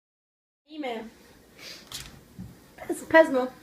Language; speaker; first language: Greek; early bilingual, heritage; English